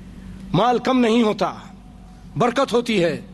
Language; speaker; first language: Urdu; native; Urdu